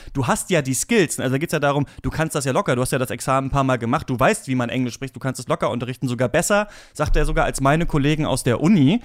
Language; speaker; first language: German; native; German